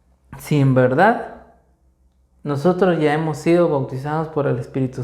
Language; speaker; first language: Spanish; native; Spanish